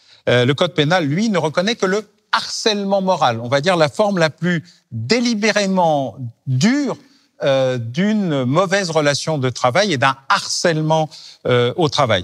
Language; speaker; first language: French; native; French